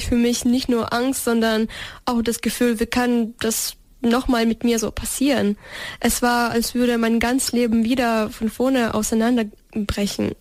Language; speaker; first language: German; non-native, fluent; Ukrainian